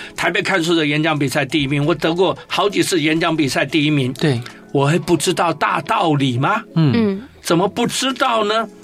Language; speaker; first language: Chinese; native; Chinese